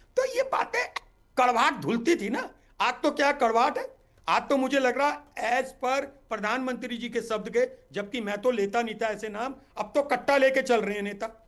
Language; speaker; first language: Hindi; native; Hindi